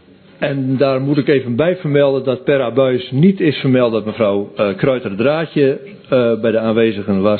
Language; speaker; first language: Dutch; native; Dutch